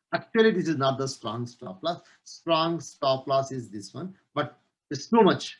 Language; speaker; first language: English; non-native, local second language; Kannada